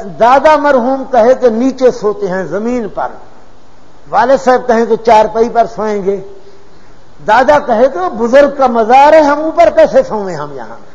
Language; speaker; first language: Urdu; non-native, local second language; Punjabi